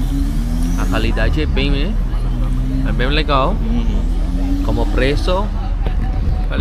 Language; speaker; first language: Portuguese; non-native, learner; Indonesian